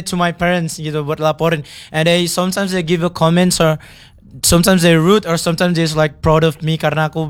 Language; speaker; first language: English; non-native, fluent; Indonesian